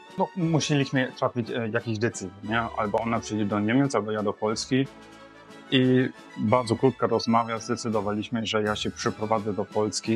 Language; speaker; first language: Polish; non-native, learner; German